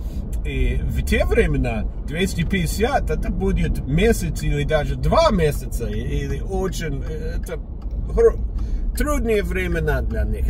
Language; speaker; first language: Russian; non-native, fluent; English